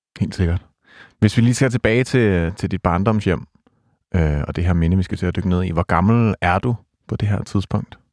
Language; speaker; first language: Danish; native; Danish